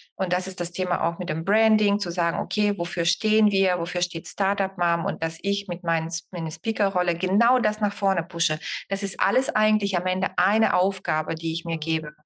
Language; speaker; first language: German; non-native, fluent; Bulgarian